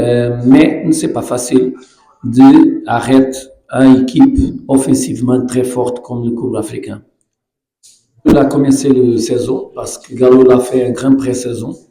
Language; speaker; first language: French; non-native, learner; Portuguese